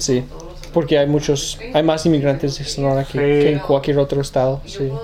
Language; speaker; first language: Spanish; early bilingual, other home language; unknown